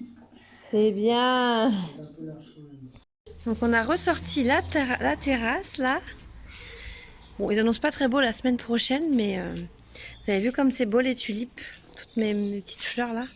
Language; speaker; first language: French; native; French